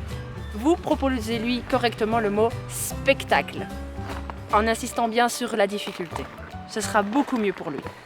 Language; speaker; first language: French; native; French